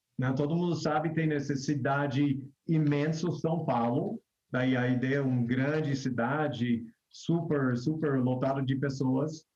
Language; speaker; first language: Portuguese; non-native, fluent; English